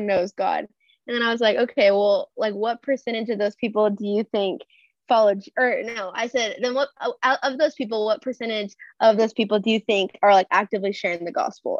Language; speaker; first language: English; native; English